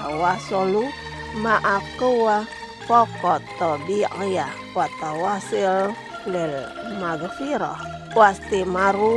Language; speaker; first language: Arabic; non-native, fluent; Indonesian